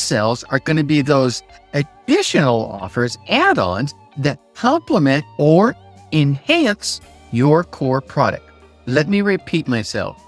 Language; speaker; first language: English; native; English